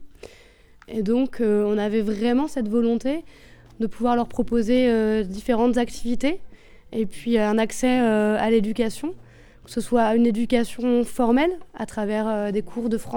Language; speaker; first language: French; native; French